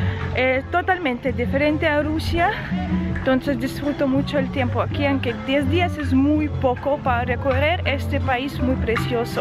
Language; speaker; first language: Spanish; non-native, fluent; Russian